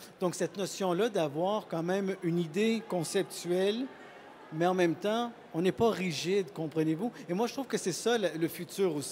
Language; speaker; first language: French; native; French